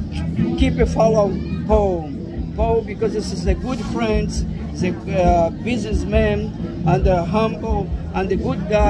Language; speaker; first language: English; non-native, learner; Portuguese